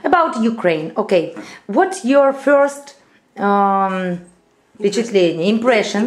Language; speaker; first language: English; non-native, learner; Russian